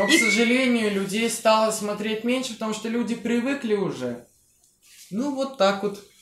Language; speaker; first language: Russian; native; Russian